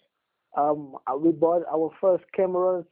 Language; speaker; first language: English; non-native, local second language; Afrikaans